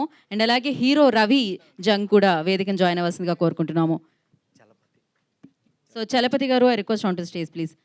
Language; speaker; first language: Telugu; native; Telugu